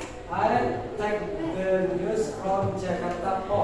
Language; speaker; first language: English; non-native, learner; Indonesian